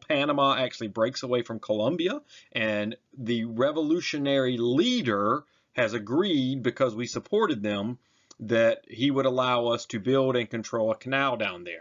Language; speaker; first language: English; native; English